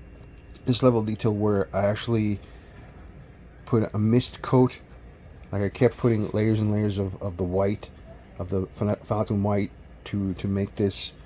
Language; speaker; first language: English; native; English